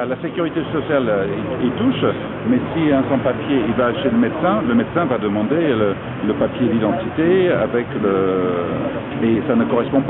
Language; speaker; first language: French; non-native, fluent; English